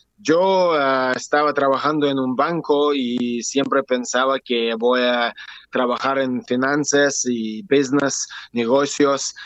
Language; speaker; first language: Spanish; non-native, learner; Russian